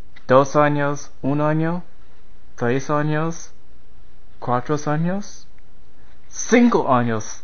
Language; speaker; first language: Spanish; non-native, learner; English